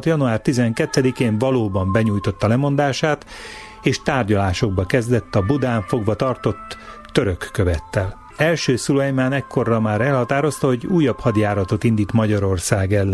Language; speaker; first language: Hungarian; native; Hungarian